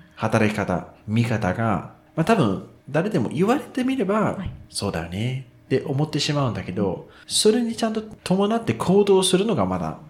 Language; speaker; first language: Japanese; non-native, fluent; Danish